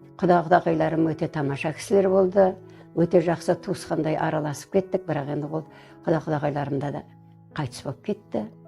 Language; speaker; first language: Kazakh; early bilingual, other home language; Russian